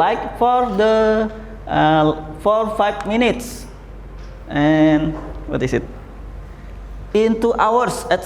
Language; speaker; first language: English; non-native, learner; Indonesian